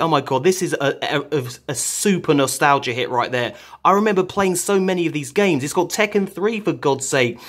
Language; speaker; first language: English; native; English